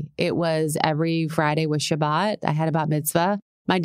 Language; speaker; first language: English; native; English